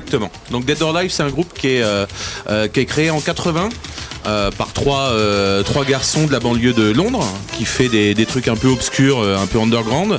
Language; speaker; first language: French; native; French